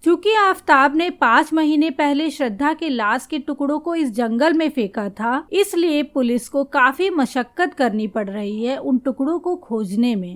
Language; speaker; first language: Hindi; native; Hindi